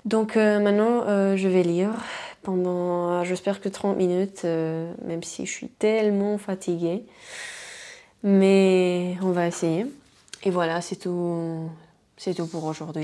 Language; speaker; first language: French; non-native, fluent; Spanish